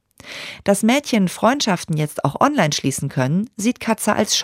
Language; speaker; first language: German; native; German